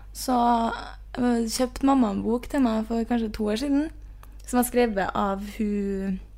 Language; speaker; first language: Norwegian; native; Norwegian